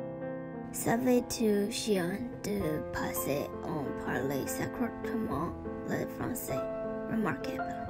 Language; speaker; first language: French; non-native, learner; English